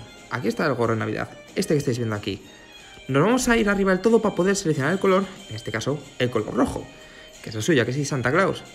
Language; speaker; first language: Spanish; native; Spanish